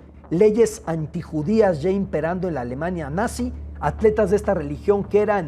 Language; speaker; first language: Spanish; native; Spanish